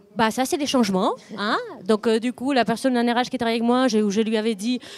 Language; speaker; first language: French; non-native, fluent; Spanish